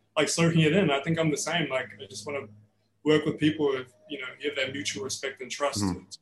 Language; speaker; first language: English; native; English